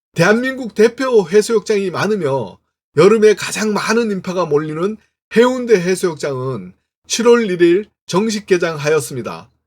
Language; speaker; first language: Korean; native; Korean